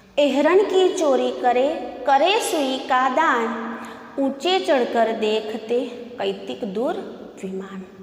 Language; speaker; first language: Hindi; non-native, local second language; Gujarati